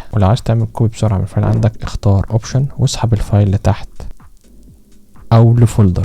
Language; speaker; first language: Arabic; native; Arabic